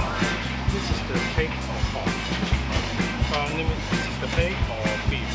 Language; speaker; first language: English; non-native, learner; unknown